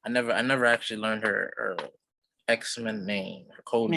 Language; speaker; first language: English; native; English